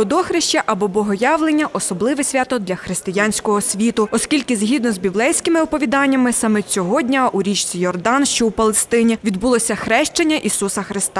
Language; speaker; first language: Ukrainian; native; Ukrainian